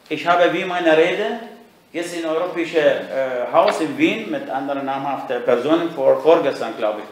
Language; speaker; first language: German; non-native, fluent; Arabic